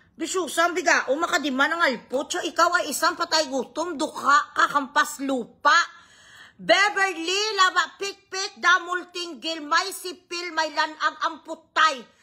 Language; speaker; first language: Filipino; non-native, local second language; Hiligaynon